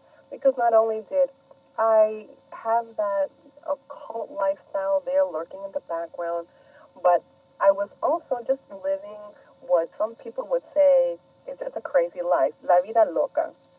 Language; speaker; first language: English; early bilingual, other home language; Spanish